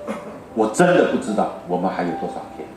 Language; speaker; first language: Chinese; early bilingual, heritage; Chinese